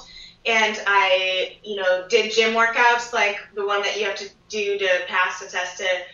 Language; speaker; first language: English; native; English